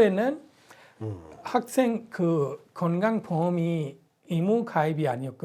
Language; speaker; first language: Korean; non-native, fluent; Punjabi